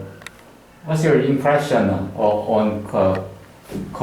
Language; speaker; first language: English; non-native, learner; Korean